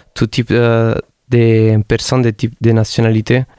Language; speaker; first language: French; non-native, learner; Italian